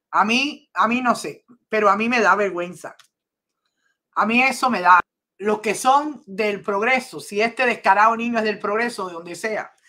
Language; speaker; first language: Spanish; native; Spanish